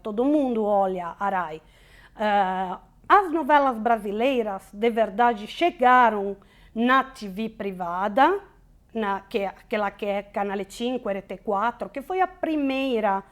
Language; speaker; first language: Portuguese; non-native, fluent; Italian